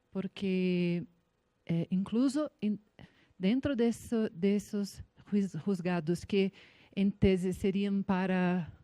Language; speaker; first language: Spanish; non-native, learner; Portuguese